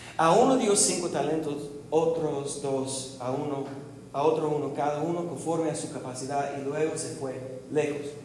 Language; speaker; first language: Spanish; non-native, fluent; English